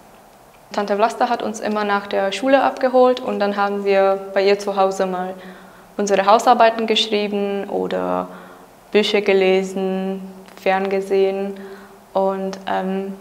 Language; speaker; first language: German; non-native, fluent; Czech